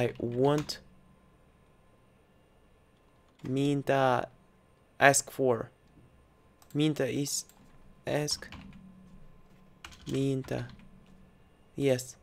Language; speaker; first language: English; non-native, learner; Russian